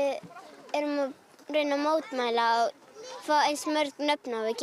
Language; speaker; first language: Icelandic; non-native, learner; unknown